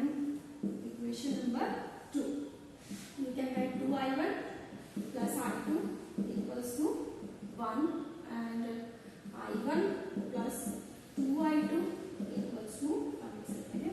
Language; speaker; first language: English; non-native, local second language; Hindi